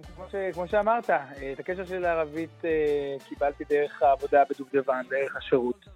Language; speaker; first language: Hebrew; native; Hebrew